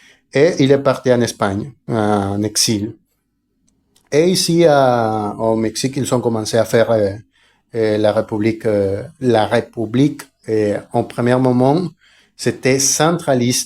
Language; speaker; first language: French; non-native, fluent; Spanish